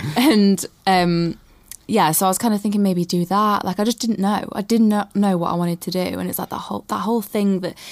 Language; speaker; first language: English; native; English